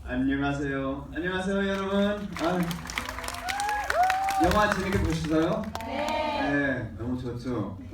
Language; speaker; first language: Korean; early bilingual, heritage; English